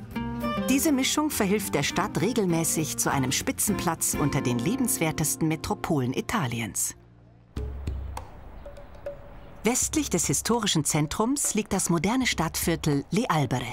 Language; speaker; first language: German; native; German